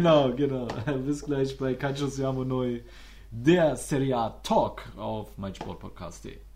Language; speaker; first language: German; native; German